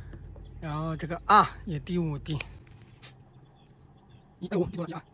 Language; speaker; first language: Chinese; native; Chinese